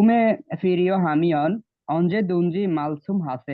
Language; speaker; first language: Korean; non-native, learner; Bangla